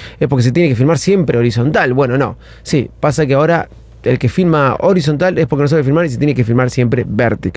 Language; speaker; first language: Spanish; native; Spanish